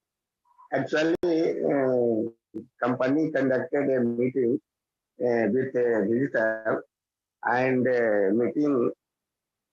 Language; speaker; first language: English; non-native, learner; Hindi